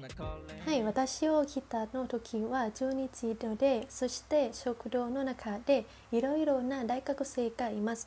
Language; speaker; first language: Japanese; non-native, learner; Thai